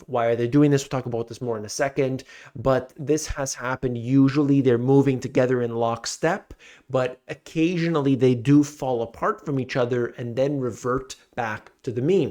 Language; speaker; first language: English; native; English